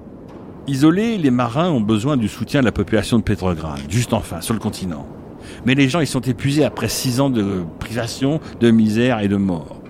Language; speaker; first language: French; native; French